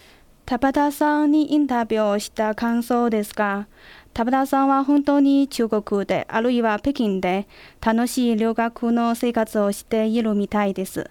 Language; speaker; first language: Japanese; non-native, fluent; Chinese